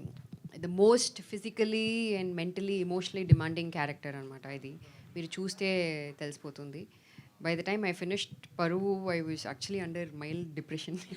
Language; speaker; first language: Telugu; non-native, fluent; Tamil